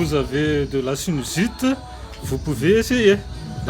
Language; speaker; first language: French; non-native, local second language; Malagasy